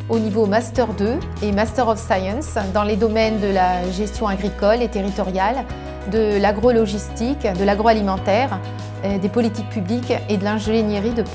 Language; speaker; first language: French; native; French